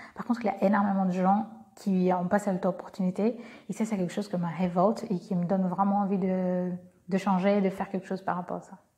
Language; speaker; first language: French; non-native, fluent; Portuguese